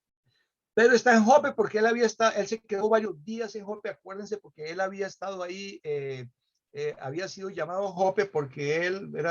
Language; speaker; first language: Spanish; native; Spanish